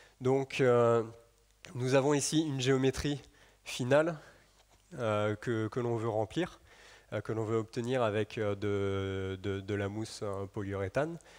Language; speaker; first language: French; native; French